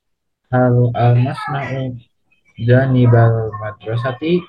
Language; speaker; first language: Arabic; non-native, learner; Indonesian